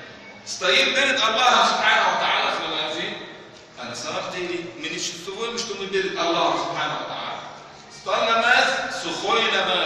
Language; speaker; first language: Russian; non-native, fluent; Arabic